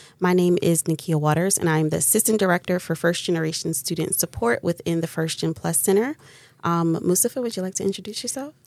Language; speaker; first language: English; native; English